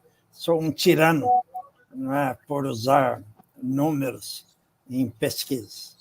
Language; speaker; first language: Portuguese; non-native, fluent; English